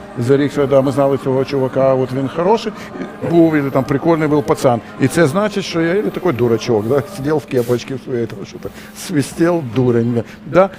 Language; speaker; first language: Ukrainian; non-native, local second language; Russian